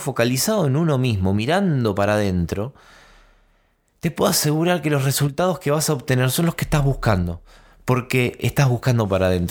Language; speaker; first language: Spanish; native; Spanish